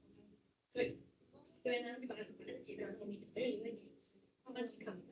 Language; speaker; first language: Chinese; native; Chinese